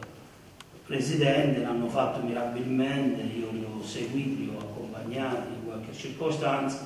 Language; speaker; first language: Italian; native; Italian